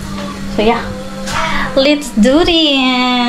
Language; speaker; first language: English; non-native, local second language; Filipino